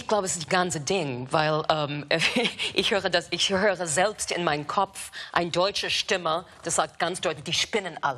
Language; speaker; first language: German; non-native, fluent; English